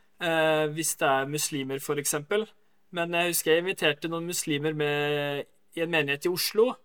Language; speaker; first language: Norwegian; native; Norwegian